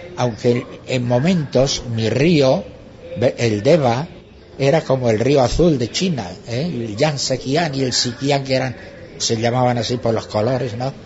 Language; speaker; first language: Spanish; non-native, local second language; Basque